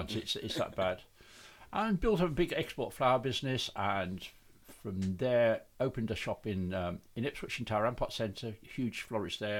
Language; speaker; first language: English; native; English